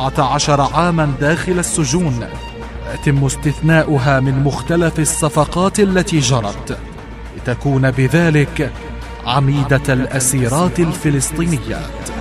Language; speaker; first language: Arabic; native; Arabic